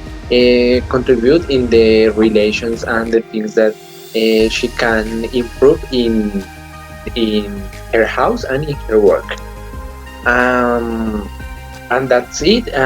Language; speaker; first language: English; non-native, learner; Spanish